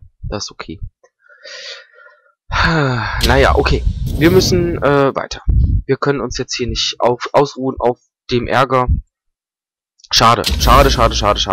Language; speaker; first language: German; native; German